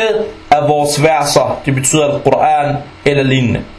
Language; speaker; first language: Danish; non-native, fluent; Arabic